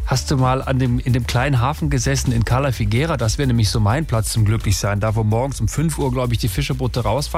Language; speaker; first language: German; native; German